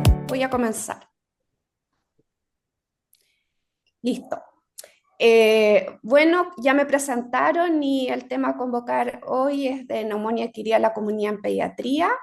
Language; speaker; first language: Spanish; native; Spanish